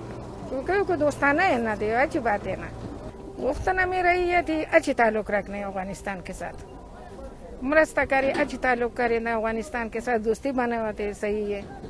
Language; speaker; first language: Hindi; non-native, learner; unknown